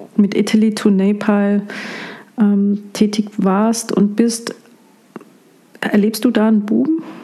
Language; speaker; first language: German; native; German